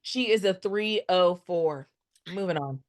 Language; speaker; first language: English; native; English